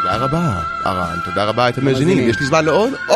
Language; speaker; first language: Hebrew; native; Hebrew